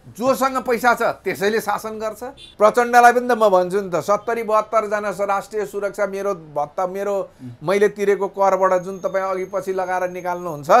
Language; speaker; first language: Nepali; native; Nepali